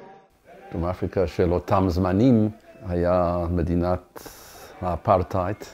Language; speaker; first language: Hebrew; non-native, fluent; English